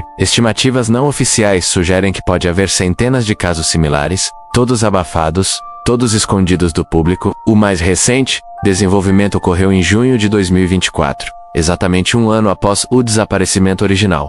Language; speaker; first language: Portuguese; native; Portuguese